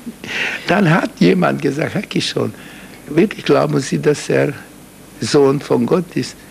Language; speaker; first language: German; non-native, fluent; Hungarian